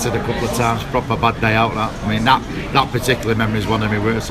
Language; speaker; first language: English; native; English